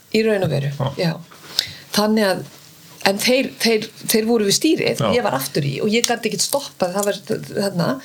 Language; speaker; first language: Icelandic; early bilingual, heritage; Icelandic